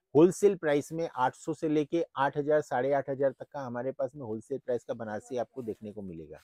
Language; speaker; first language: Hindi; non-native, local second language; Bangla